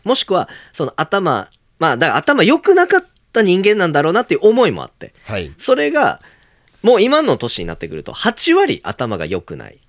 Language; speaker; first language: Japanese; native; Japanese